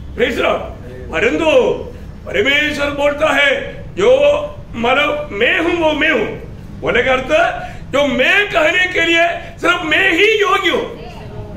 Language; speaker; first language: Hindi; non-native, local second language; Malayalam